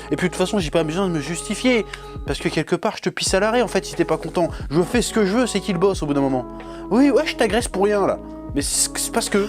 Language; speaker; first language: French; native; French